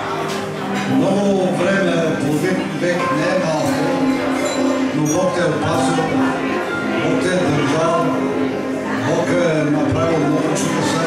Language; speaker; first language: Bulgarian; non-native, fluent; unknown